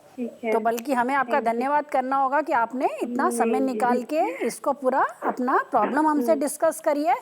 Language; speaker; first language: Hindi; native; Hindi